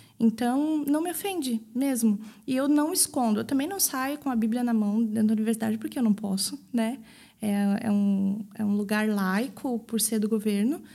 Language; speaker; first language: Portuguese; native; Portuguese